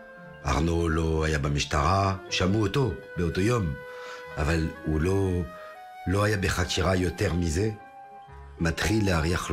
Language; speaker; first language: Hebrew; non-native, fluent; French